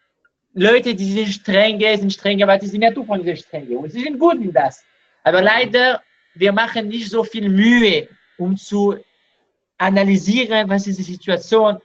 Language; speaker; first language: German; non-native, learner; Hebrew